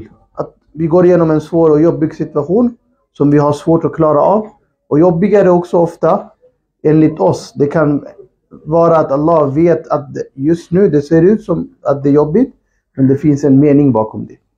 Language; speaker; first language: Swedish; non-native, local second language; Urdu